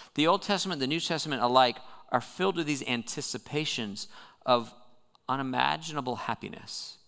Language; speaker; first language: English; native; English